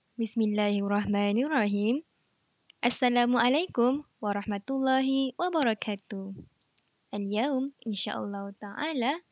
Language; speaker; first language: Arabic; non-native, learner; Malay